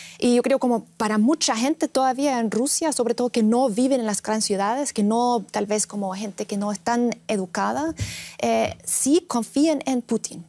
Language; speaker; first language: Spanish; non-native, fluent; Russian